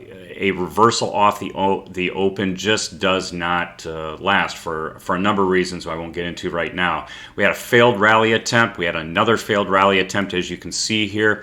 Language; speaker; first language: English; native; English